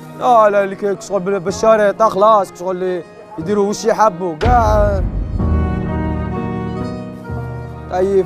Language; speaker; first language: Arabic; native; Arabic